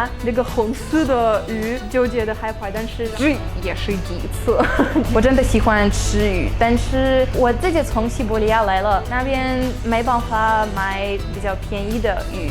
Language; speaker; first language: Chinese; non-native, fluent; Russian